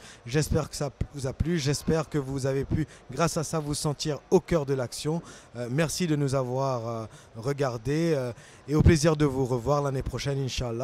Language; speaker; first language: French; native; French